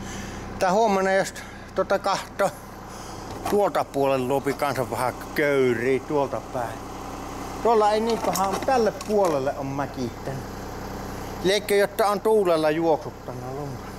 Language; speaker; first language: Finnish; native; Finnish